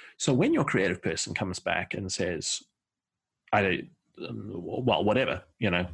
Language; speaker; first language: English; native; English